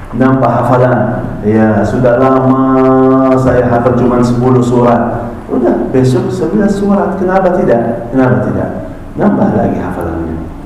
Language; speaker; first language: Malay; non-native, fluent; Arabic